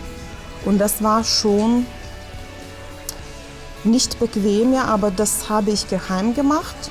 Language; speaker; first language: German; non-native, fluent; Lithuanian